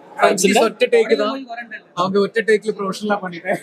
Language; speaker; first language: Tamil; non-native, learner; Malayalam